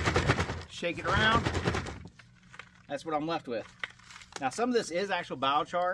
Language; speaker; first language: English; native; English